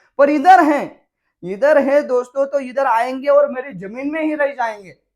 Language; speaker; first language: Hindi; non-native, local second language; Marathi